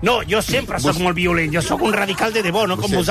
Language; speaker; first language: Catalan; native; Catalan